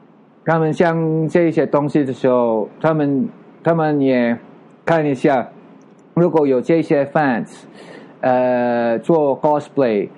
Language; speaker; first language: Chinese; non-native, learner; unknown